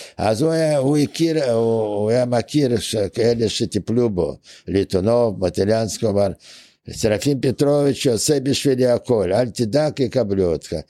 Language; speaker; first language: Hebrew; non-native, fluent; Russian